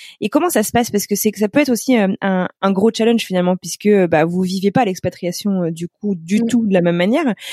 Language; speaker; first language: French; native; French